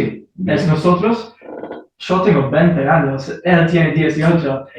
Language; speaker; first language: Spanish; non-native, fluent; English